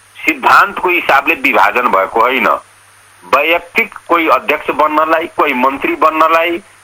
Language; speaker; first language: Nepali; non-native, local second language; Awadhi